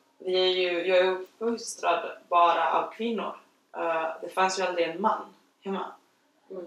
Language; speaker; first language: Swedish; non-native, fluent; Spanish